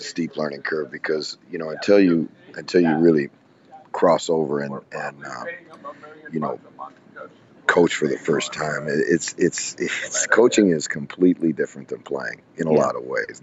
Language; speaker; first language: English; native; English